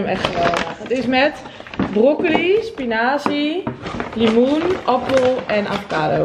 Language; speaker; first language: Dutch; native; Dutch